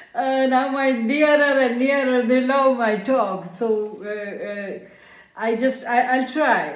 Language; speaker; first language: English; non-native, local second language; Gujarati